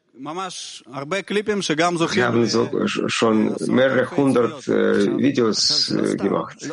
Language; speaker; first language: German; non-native, learner; Hebrew